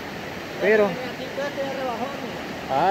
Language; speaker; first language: Spanish; native; Spanish